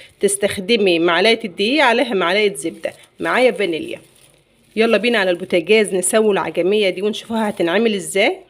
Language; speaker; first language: Arabic; native; Arabic